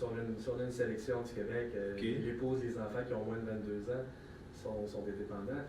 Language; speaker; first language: French; native; French